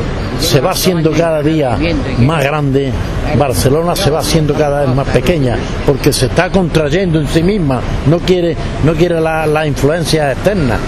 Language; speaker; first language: Spanish; native; Spanish